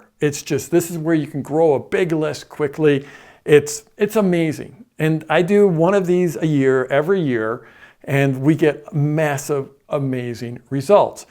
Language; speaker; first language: English; native; English